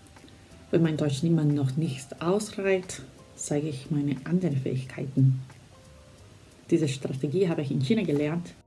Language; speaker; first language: German; non-native, fluent; Korean